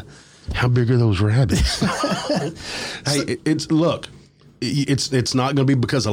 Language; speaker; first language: English; native; English